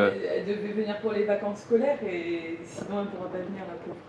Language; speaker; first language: French; native; French